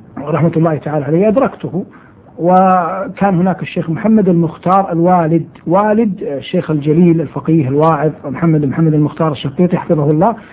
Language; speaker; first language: Arabic; native; Arabic